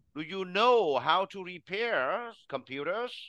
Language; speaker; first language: English; non-native, fluent; Vietnamese